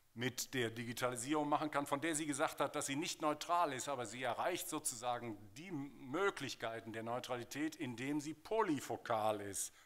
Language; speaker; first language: German; native; German